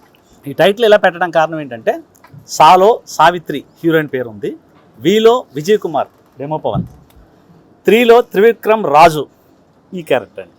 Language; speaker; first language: Telugu; native; Telugu